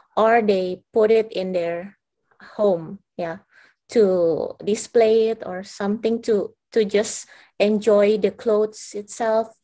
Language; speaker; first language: English; non-native, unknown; Indonesian